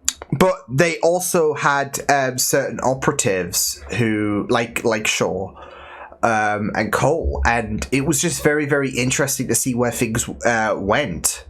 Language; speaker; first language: English; native; English